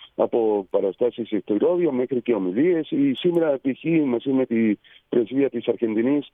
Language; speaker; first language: Greek; non-native, fluent; Spanish